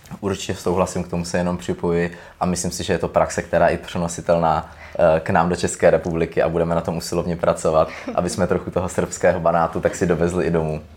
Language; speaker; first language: Czech; native; Czech